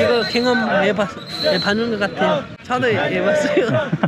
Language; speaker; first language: Korean; non-native, learner; Nepali